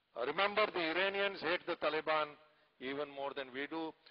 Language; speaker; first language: English; non-native, local second language; Tamil